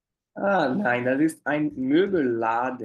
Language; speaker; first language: German; non-native, fluent; Portuguese